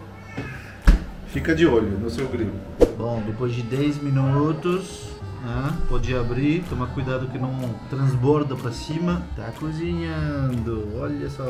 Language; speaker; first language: Portuguese; non-native, fluent; French